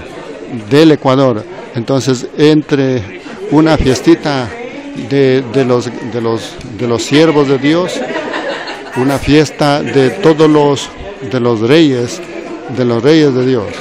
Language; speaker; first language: Spanish; native; Spanish